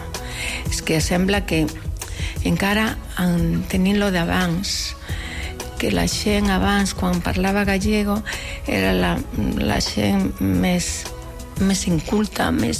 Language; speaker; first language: Catalan; non-native, local second language; Galician